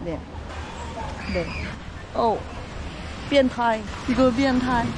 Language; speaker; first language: Korean; non-native, learner; Chinese